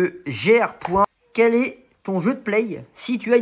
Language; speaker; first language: French; native; French